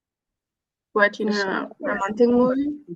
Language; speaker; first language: English; non-native, learner; Spanish